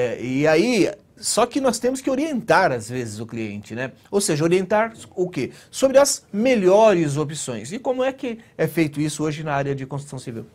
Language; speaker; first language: Portuguese; native; Portuguese